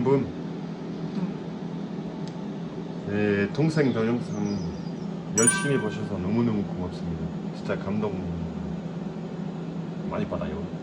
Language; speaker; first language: Korean; non-native, learner; French